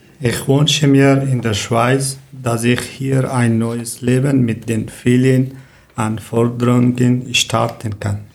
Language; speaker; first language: German; non-native, learner; Persian